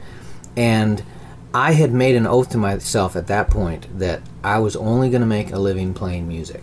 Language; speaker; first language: English; native; English